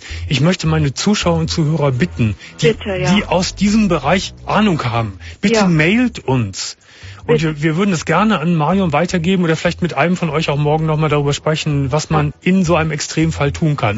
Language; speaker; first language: German; native; German